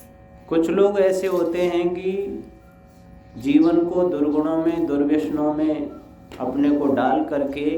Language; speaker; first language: Hindi; native; Hindi